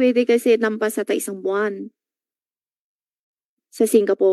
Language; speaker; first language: Filipino; non-native, learner; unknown